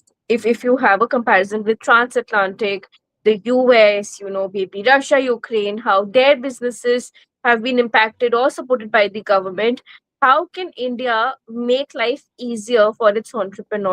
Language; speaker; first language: English; non-native, local second language; Hindi